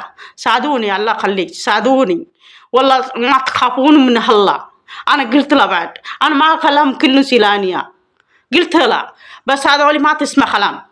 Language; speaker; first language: Arabic; non-native, learner; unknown